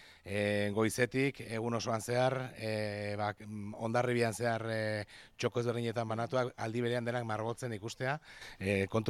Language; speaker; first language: Basque; native; Basque